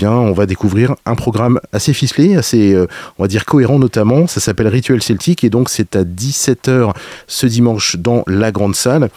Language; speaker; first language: French; native; French